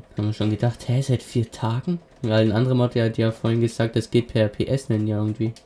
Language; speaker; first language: German; native; German